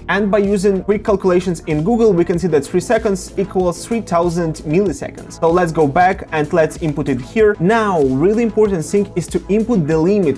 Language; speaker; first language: English; non-native, fluent; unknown